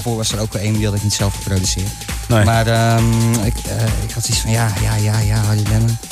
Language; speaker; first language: Dutch; native; Dutch